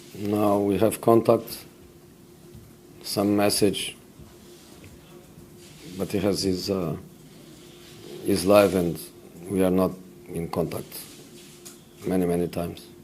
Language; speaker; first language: English; non-native, fluent; Portuguese